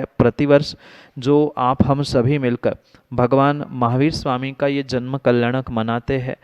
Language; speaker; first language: Hindi; native; Hindi